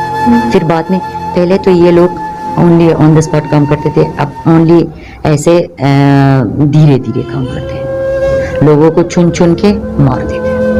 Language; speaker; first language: Hindi; non-native, fluent; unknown